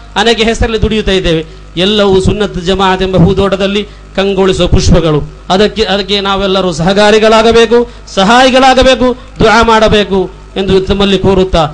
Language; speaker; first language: Kannada; non-native, local second language; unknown